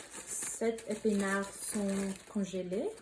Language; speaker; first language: French; non-native, learner; Spanish